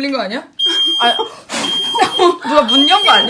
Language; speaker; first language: Korean; native; Korean